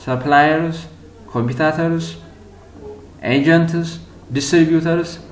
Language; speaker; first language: English; non-native, local second language; Amharic